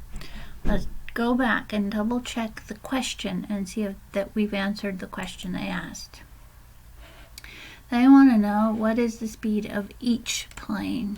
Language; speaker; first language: English; native; English